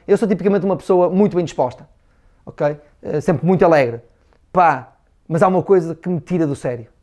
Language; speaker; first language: Portuguese; native; Portuguese